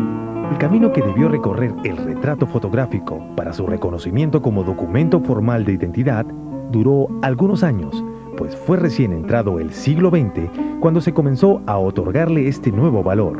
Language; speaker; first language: Spanish; native; Spanish